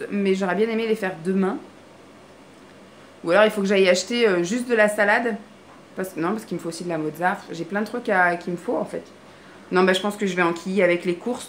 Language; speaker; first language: French; native; French